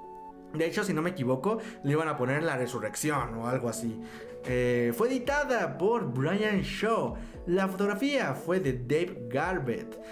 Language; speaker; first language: Spanish; native; Spanish